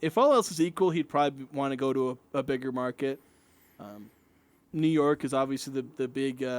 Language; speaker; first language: English; native; English